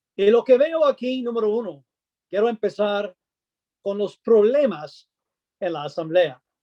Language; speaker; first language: Spanish; non-native, fluent; English